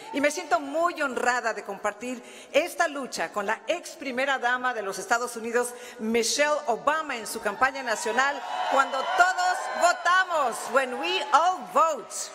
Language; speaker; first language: Spanish; early bilingual, heritage; Spanish